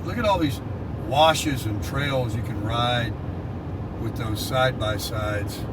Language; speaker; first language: English; native; English